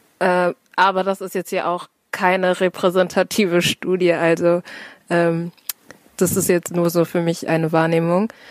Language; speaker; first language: German; native; German